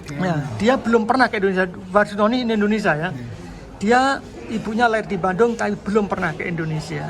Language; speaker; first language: Indonesian; native; Indonesian